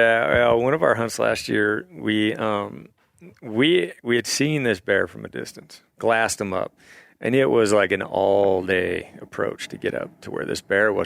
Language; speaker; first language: English; native; English